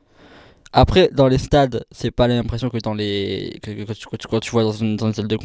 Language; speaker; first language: French; native; French